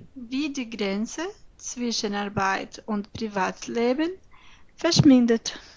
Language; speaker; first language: German; non-native, fluent; Portuguese